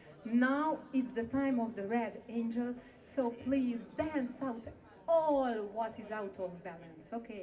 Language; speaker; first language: English; non-native, learner; Hungarian